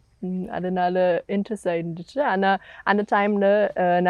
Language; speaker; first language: Tamil; non-native, learner; German